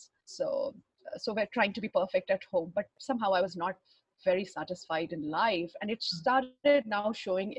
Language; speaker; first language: English; non-native, local second language; Hindi